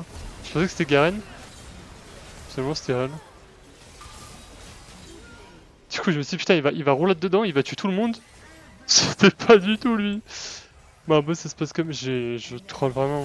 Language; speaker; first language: French; native; French